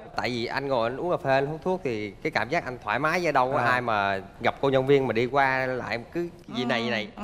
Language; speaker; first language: Vietnamese; native; Vietnamese